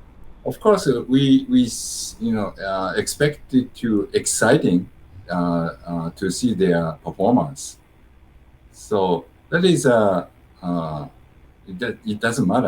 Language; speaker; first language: English; non-native, learner; Japanese